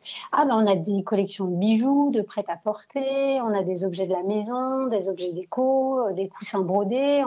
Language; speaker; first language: French; early bilingual, other home language; Arabic